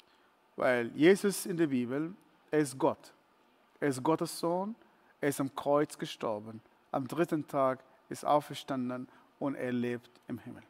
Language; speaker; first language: German; non-native, fluent; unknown